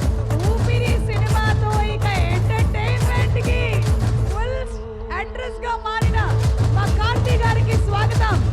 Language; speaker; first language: Telugu; native; Telugu